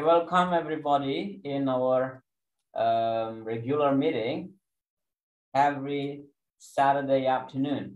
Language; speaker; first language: English; non-native, fluent; Indonesian